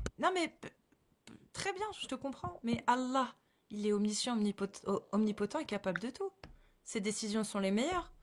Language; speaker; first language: French; native; French